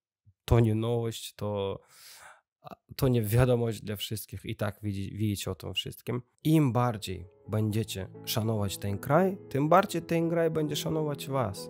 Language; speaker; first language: Polish; non-native, learner; Russian